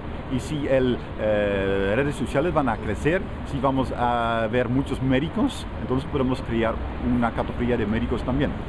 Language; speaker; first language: Spanish; non-native, fluent; Dutch